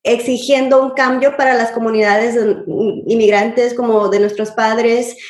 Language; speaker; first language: Spanish; early bilingual, heritage; Spanish